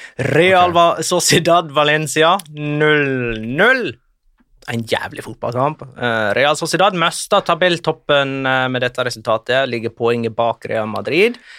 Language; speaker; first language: Norwegian; native; Norwegian